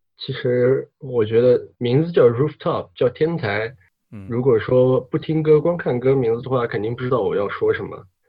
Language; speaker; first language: Chinese; native; Chinese